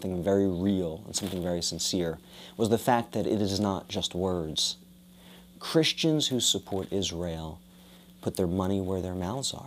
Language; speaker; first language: English; native; English